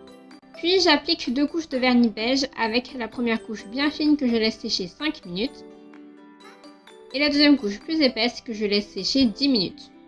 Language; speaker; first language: French; native; French